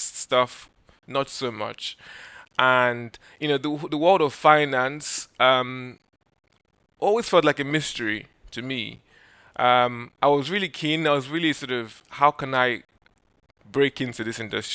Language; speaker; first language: English; non-native, local second language; Yoruba